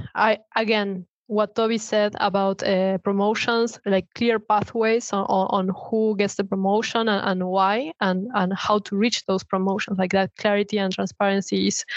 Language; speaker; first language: English; non-native, fluent; Spanish